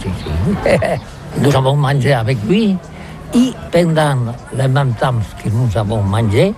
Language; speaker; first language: French; non-native, learner; Catalan